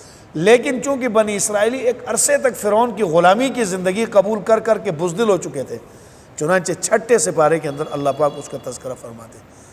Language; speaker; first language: Urdu; native; Urdu